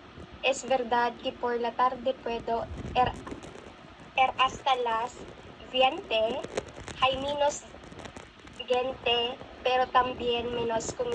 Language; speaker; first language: Spanish; non-native, learner; Filipino